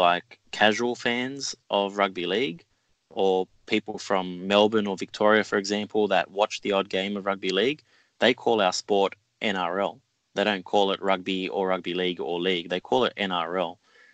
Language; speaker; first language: English; native; English